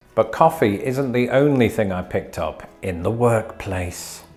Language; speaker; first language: English; native; English